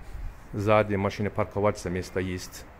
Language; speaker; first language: Russian; non-native, learner; Turkish